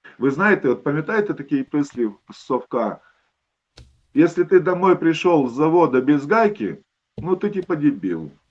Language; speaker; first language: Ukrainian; non-native, local second language; Russian